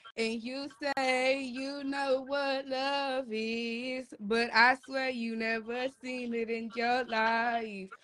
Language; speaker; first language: English; native; English